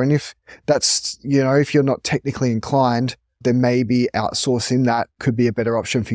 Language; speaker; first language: English; native; English